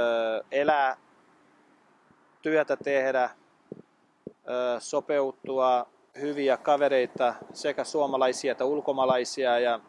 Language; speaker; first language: Finnish; non-native, fluent; Bosnian